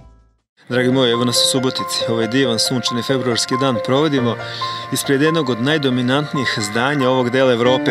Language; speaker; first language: Serbian; native; Serbian